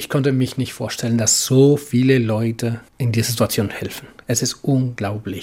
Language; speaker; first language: German; non-native, fluent; Spanish